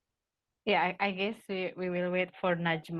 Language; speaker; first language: English; non-native, fluent; Indonesian